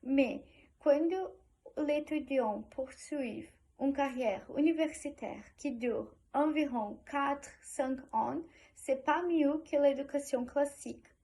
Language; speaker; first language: French; non-native, learner; Portuguese